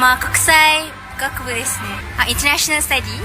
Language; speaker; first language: Japanese; non-native, fluent; Malay